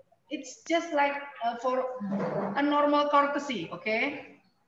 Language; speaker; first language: English; non-native, fluent; Indonesian